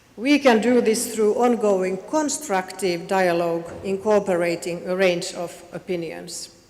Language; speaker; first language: English; non-native, fluent; Finnish